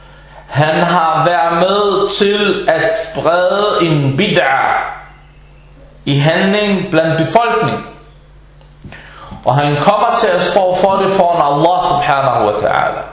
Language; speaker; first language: Danish; non-native, fluent; Arabic